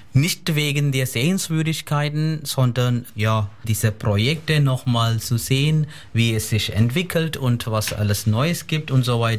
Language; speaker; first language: German; non-native, fluent; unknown